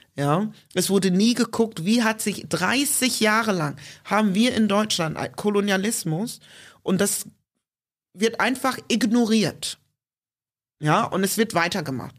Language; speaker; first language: German; early bilingual, other home language; English